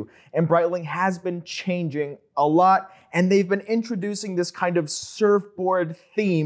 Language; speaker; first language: English; native; English